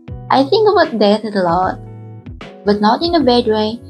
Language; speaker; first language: English; non-native, local second language; Malay